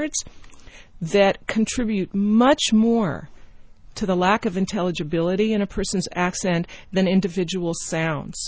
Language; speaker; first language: English; native; English